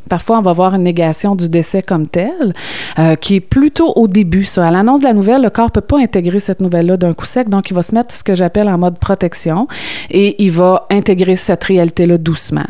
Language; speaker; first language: French; native; French